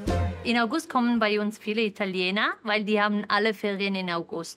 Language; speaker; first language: German; early bilingual, other home language; Italian